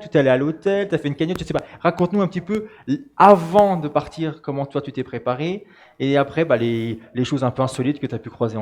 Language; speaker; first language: French; native; French